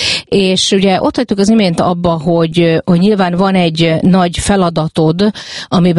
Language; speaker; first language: Hungarian; native; Hungarian